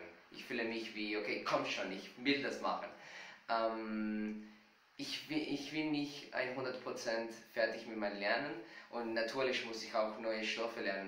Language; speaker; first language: German; non-native, fluent; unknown